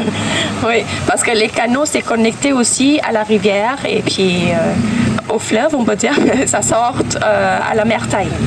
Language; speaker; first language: French; non-native, fluent; Thai